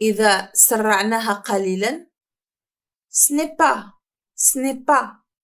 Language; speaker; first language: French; non-native, fluent; Arabic